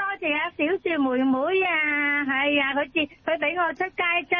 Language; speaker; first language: Cantonese; native; Cantonese